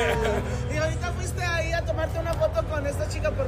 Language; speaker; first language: Spanish; early bilingual, heritage; Spanish